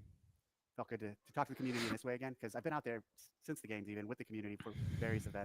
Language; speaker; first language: English; native; English